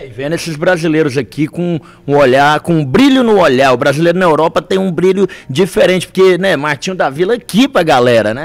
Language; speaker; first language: Portuguese; native; Portuguese